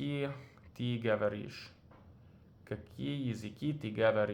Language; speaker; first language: Russian; non-native, learner; English